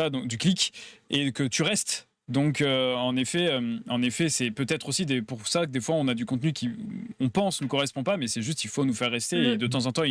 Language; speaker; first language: French; native; French